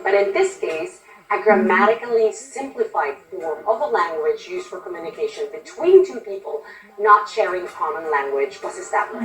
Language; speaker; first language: English; non-native, local second language; Filipino